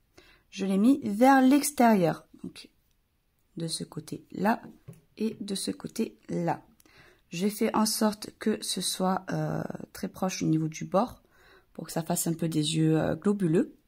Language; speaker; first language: French; native; French